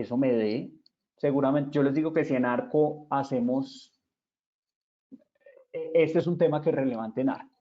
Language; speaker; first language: Spanish; native; Spanish